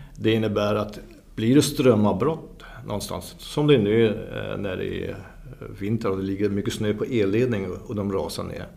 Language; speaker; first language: Swedish; non-native, fluent; German